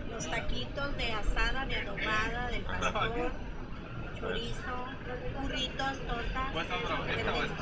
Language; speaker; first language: Spanish; native; Spanish